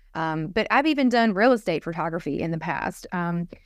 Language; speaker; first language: English; native; English